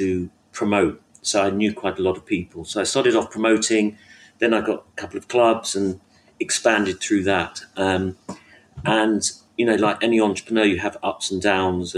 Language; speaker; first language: English; native; English